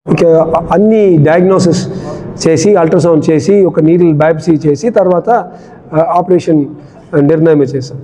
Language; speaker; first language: Telugu; non-native, learner; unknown